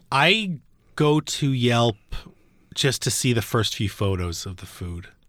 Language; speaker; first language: English; early bilingual, other home language; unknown